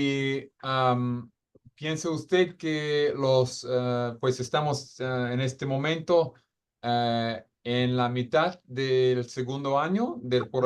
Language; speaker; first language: Spanish; non-native, fluent; English